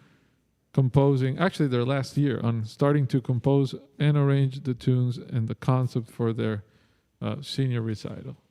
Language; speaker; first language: English; non-native, fluent; Spanish